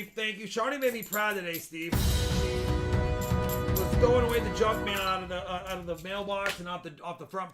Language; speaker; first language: English; native; English